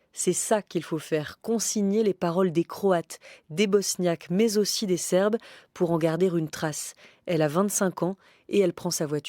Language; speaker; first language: French; native; French